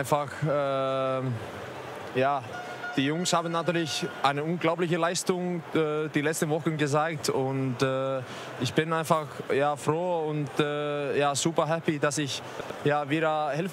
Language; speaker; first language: German; non-native, fluent; Icelandic